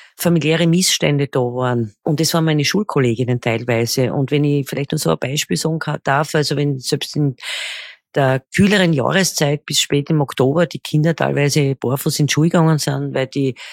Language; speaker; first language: German; native; German